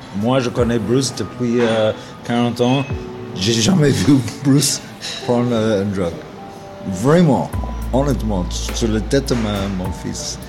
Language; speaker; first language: French; non-native, learner; English